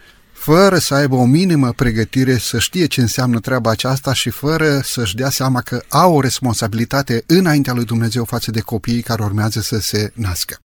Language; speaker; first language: Romanian; native; Romanian